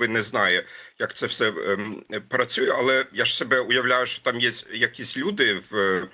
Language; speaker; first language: Ukrainian; non-native, fluent; German